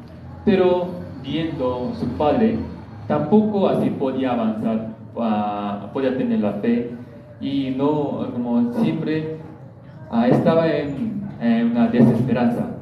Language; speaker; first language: Spanish; non-native, learner; Korean